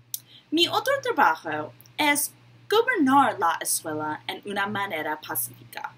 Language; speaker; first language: Spanish; non-native, learner; English